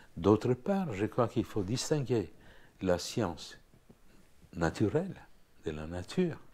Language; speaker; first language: French; non-native, fluent; Romanian